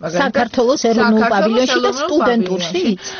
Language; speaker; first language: Georgian; native; Georgian